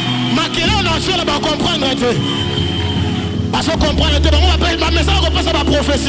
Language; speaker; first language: French; non-native, local second language; Lingala